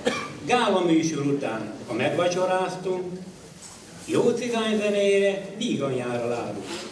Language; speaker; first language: Hungarian; native; Hungarian